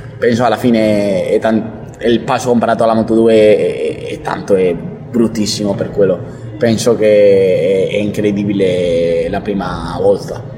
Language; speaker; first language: Italian; non-native, learner; Spanish